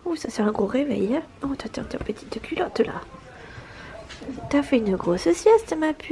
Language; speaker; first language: French; native; French